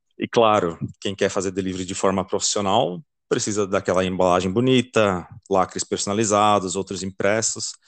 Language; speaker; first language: Portuguese; non-native, fluent; Dutch